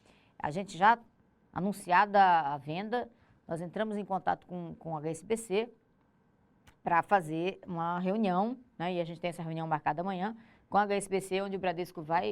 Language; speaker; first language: Portuguese; native; Portuguese